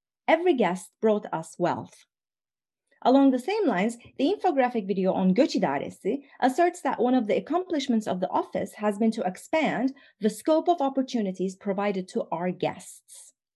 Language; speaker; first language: English; non-native, fluent; Turkish